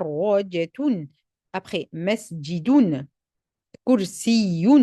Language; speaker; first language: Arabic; non-native, fluent; French